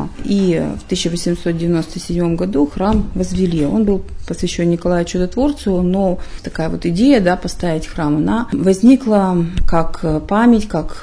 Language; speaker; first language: Russian; native; Russian